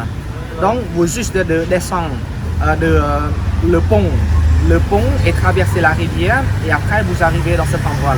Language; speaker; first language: French; non-native, fluent; Khmer